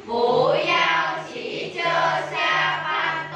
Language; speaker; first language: Chinese; non-native, learner; Vietnamese